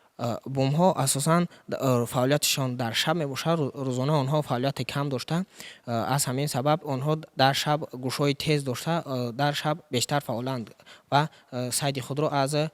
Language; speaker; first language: Tajik; native; Tajik